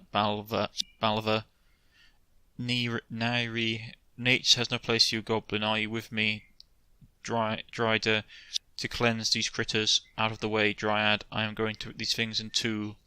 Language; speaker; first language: English; native; English